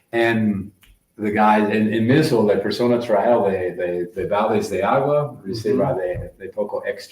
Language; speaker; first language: Spanish; non-native, learner; English